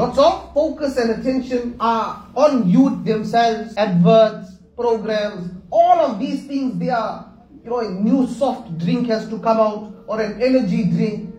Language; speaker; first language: English; native; English